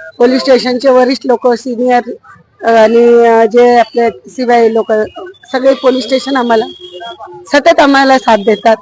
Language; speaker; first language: Marathi; non-native, local second language; Urdu